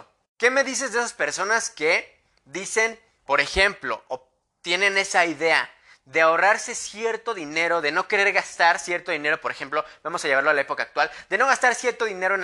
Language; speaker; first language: Spanish; native; Spanish